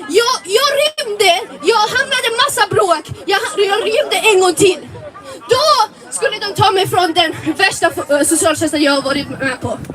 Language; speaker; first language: Swedish; early bilingual, other home language; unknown